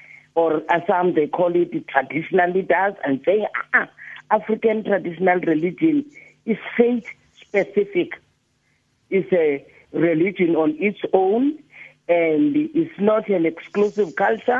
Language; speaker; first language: English; non-native, local second language; Xhosa